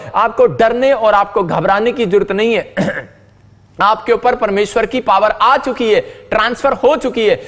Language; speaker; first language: Hindi; non-native, local second language; Punjabi